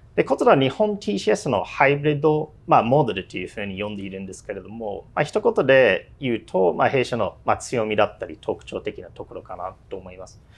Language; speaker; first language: Japanese; non-native, fluent; English